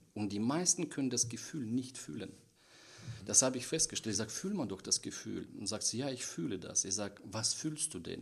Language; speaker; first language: German; non-native, fluent; Russian